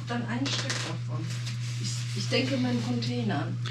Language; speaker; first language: German; native; German